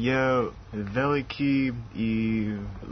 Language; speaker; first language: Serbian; non-native, learner; English